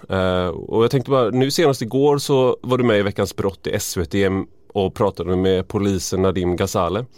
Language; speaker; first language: Swedish; native; Swedish